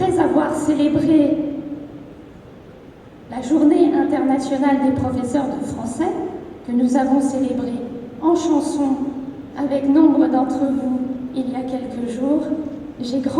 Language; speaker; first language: French; native; French